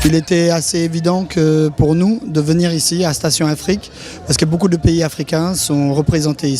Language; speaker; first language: French; early bilingual, other home language; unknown